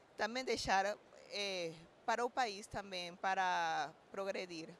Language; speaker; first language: Portuguese; non-native, learner; Spanish